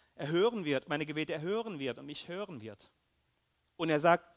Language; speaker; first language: German; early bilingual, heritage; Spanish